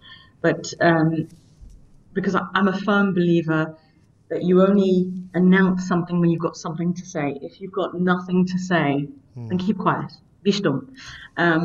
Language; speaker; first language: English; native; English